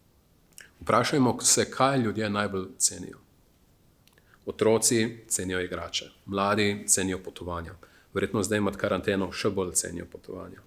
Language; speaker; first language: Slovenian; native; Slovenian